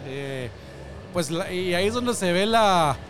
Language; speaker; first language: Spanish; native; Spanish